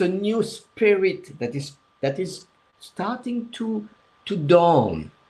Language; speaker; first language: English; non-native, fluent; French